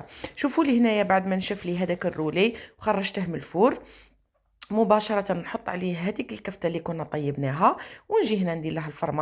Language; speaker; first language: Arabic; native; Arabic